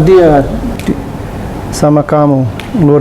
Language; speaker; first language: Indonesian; non-native, learner; English